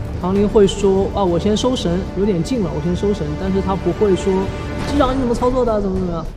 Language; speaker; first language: Chinese; native; Chinese